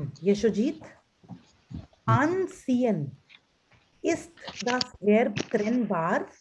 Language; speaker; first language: German; non-native, fluent; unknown